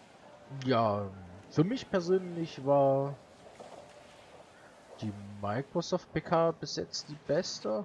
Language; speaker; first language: German; native; German